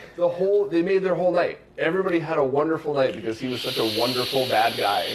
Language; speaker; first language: English; native; English